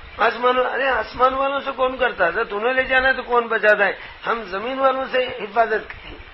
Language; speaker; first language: Urdu; native; Urdu